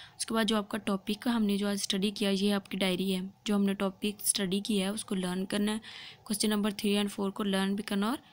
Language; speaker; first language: Urdu; non-native, local second language; Punjabi